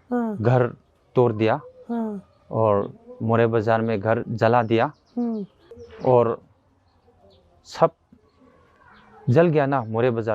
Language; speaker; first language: Hindi; non-native, local second language; Manipuri